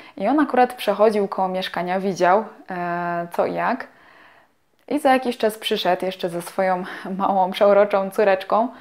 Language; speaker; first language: Polish; native; Polish